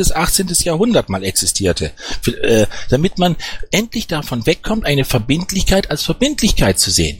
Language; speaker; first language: German; native; German